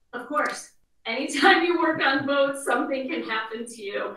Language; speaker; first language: English; native; English